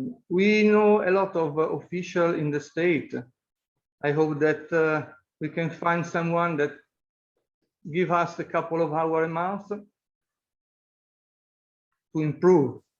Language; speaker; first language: English; non-native, fluent; Italian